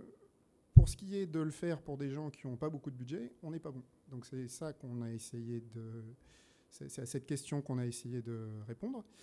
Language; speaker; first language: French; native; French